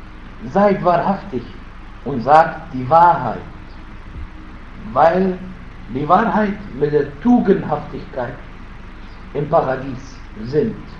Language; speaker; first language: German; non-native, fluent; Arabic